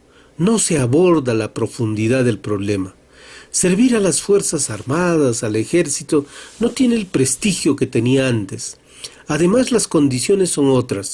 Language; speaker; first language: Spanish; native; Spanish